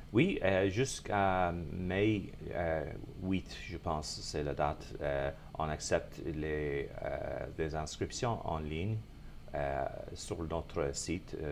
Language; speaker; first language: French; non-native, fluent; English